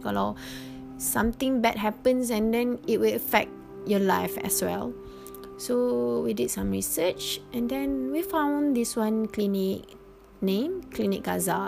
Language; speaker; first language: English; non-native, local second language; Malay